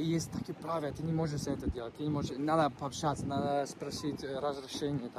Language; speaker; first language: Russian; non-native, learner; Spanish